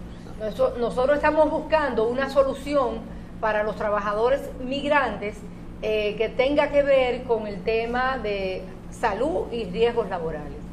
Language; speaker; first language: Spanish; native; Spanish